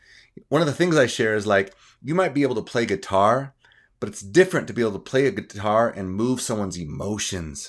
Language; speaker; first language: English; native; English